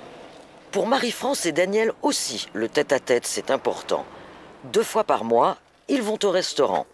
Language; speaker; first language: French; native; French